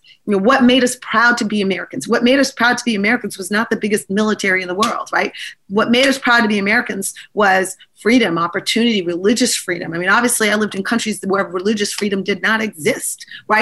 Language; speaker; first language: English; native; English